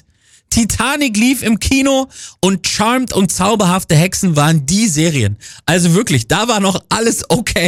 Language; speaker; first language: German; native; German